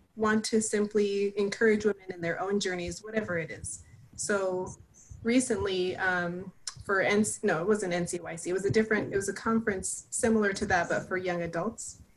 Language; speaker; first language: English; native; English